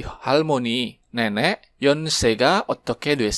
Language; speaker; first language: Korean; non-native, fluent; Indonesian